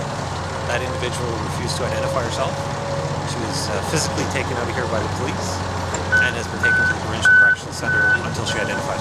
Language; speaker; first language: English; native; English